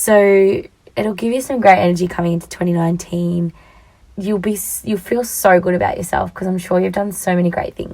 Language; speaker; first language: English; native; English